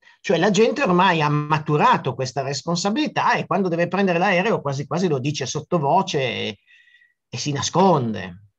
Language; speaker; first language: Italian; native; Italian